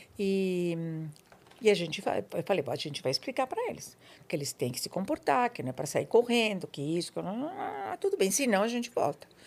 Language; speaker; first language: Portuguese; non-native, fluent; Spanish